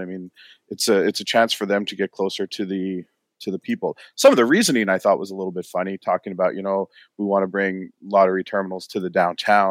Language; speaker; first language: English; native; English